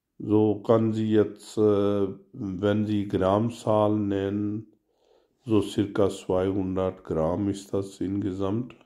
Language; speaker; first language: German; non-native, learner; Urdu